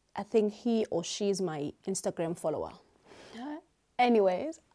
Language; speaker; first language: English; non-native, local second language; Xhosa